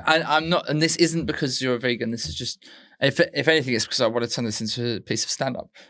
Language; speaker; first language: English; native; English